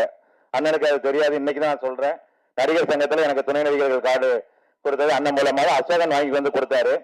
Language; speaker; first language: Tamil; native; Tamil